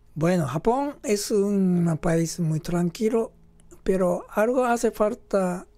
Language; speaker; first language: Spanish; non-native, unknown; Japanese